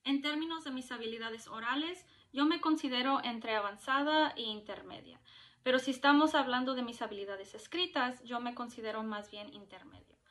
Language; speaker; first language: Spanish; early bilingual, heritage; Spanish